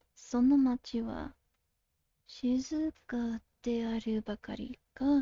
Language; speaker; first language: Japanese; non-native, learner; English